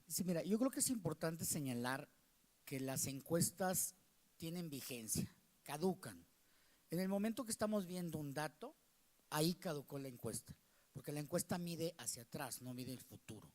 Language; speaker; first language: Spanish; native; Spanish